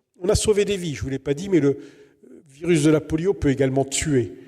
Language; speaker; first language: French; native; French